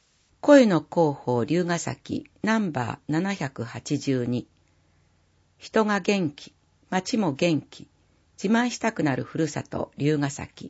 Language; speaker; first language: Japanese; native; Japanese